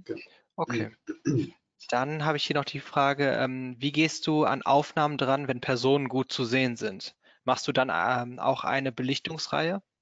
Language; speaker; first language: German; native; German